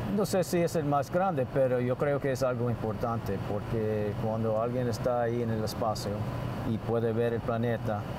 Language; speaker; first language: Spanish; early bilingual, heritage; Spanish